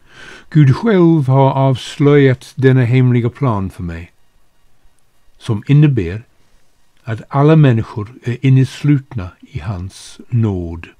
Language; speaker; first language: Swedish; non-native, fluent; English